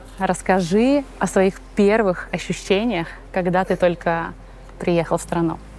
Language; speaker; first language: Russian; native; Russian